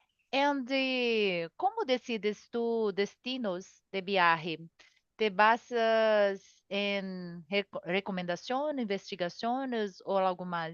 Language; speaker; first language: Spanish; non-native, learner; Portuguese